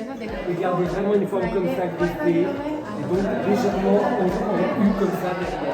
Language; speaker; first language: French; native; French